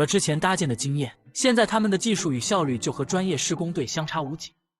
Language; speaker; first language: Chinese; native; Chinese